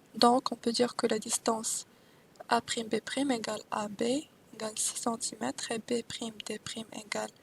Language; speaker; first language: French; non-native, local second language; Arabic